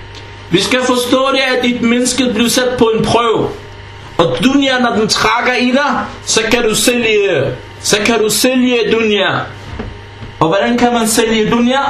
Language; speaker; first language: Danish; early bilingual, other home language; Arabic